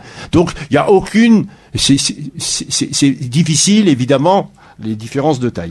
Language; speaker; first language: French; native; French